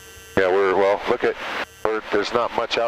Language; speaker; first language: English; native; English